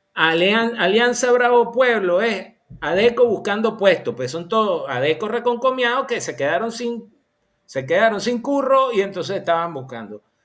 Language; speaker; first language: Spanish; native; Spanish